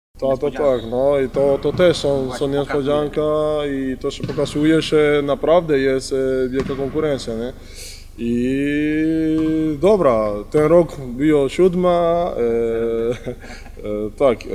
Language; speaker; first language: Polish; non-native, learner; Spanish